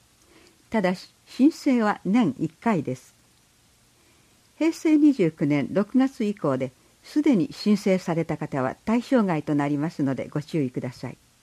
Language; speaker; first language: Japanese; native; Japanese